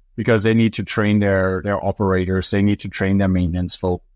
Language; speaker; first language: English; non-native, fluent; German